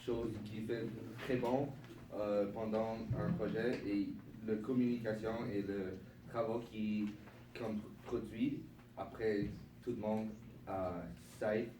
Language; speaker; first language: French; non-native, local second language; English